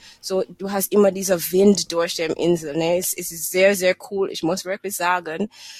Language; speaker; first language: German; non-native, fluent; English